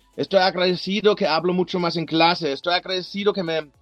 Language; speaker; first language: Spanish; non-native, fluent; German